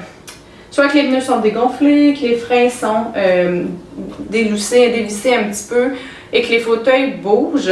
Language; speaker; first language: French; native; French